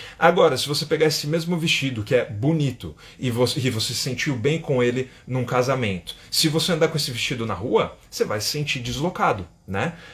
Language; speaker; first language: Portuguese; native; Portuguese